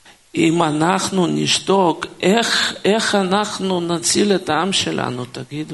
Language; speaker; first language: Hebrew; non-native, fluent; Russian